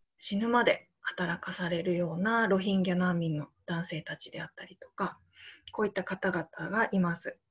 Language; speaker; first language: Japanese; native; Japanese